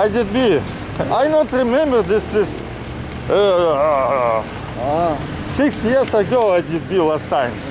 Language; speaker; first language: English; non-native, learner; Russian